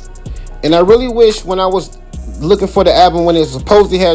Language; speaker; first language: English; native; English